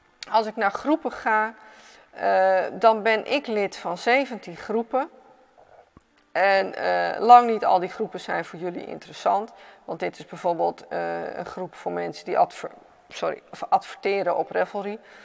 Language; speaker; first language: Dutch; native; Dutch